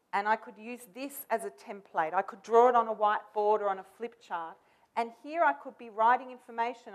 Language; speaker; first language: English; native; English